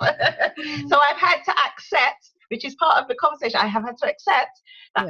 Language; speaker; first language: English; native; English